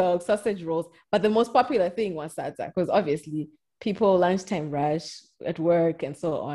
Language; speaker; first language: English; non-native, local second language; Shona